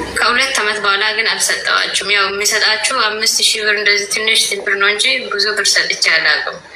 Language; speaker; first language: Amharic; non-native, local second language; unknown